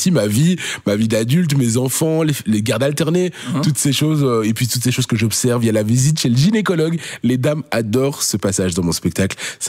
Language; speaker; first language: French; native; French